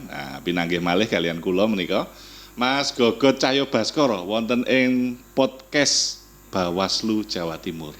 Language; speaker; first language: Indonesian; non-native, local second language; Javanese